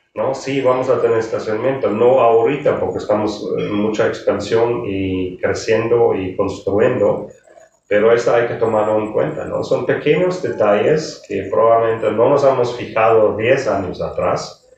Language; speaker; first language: Spanish; non-native, fluent; German